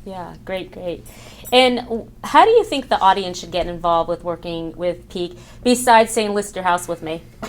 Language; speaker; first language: English; native; English